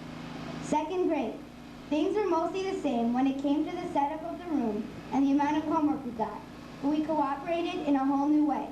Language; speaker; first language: English; native; English